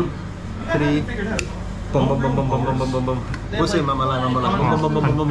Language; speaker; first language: Chinese; non-native, learner; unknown